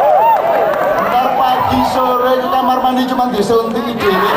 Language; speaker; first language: Indonesian; non-native, local second language; Javanese